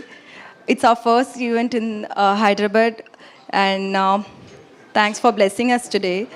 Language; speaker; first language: Telugu; non-native, learner; Tamil